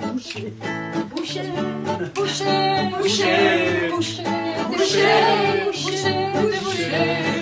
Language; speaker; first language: French; native; French